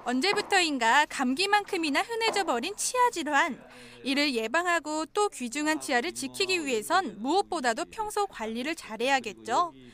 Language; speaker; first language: Korean; native; Korean